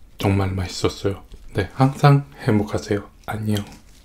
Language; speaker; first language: Korean; non-native, fluent; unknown